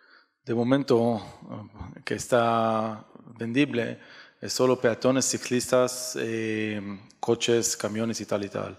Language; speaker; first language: Spanish; non-native, learner; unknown